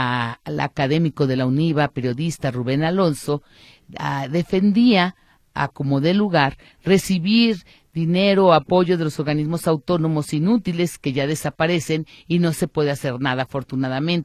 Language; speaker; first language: Spanish; native; Spanish